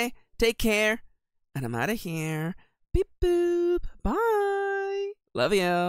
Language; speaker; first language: English; native; English